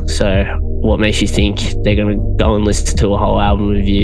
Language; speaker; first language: English; native; English